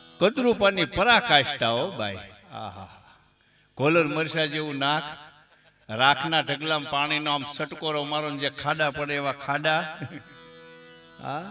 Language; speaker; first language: Gujarati; native; Gujarati